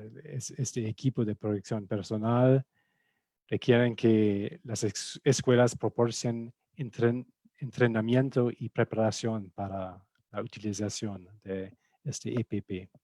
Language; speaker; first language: Spanish; non-native, fluent; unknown